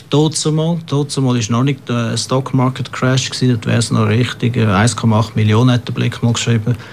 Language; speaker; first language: German; native; German